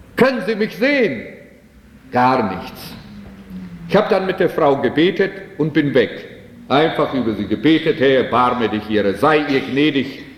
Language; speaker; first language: German; early bilingual, heritage; German